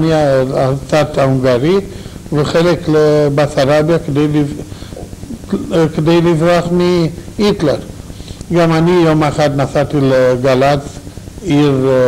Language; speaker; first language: Hebrew; non-native, fluent; Romanian